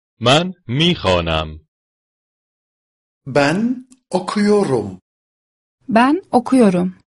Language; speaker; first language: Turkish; non-native, fluent; Persian